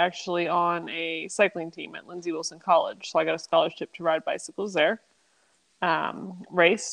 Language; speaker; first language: English; native; English